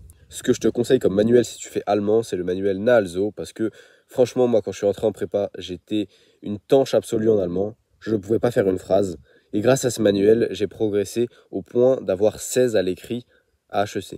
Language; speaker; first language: French; native; French